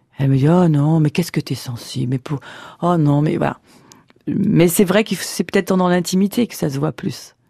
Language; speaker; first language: French; early bilingual, other home language; Portuguese